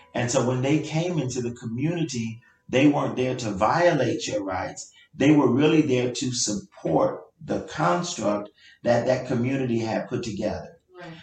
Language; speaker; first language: English; native; English